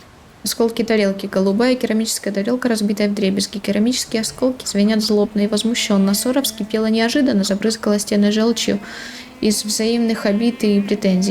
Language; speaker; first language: Russian; native; Russian